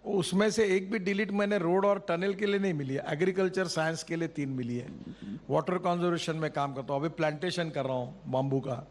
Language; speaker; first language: Hindi; non-native, local second language; Marathi